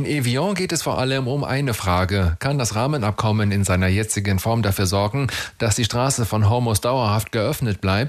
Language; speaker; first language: German; native; German